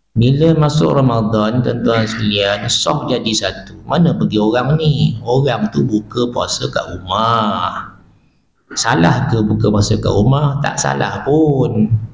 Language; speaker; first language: Malay; native; Malay